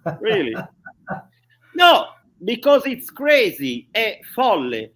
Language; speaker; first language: English; non-native, learner; Italian